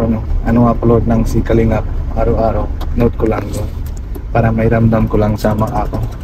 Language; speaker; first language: Filipino; non-native, learner; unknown